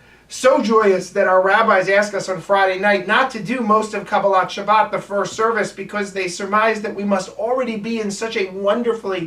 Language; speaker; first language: English; native; English